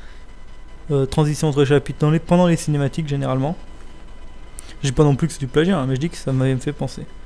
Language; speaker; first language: French; native; French